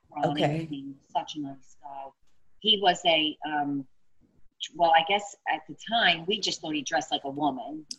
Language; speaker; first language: English; native; English